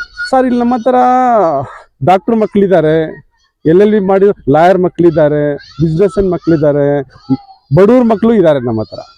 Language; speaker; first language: Kannada; non-native, local second language; Urdu